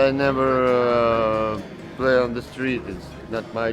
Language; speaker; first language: English; non-native, learner; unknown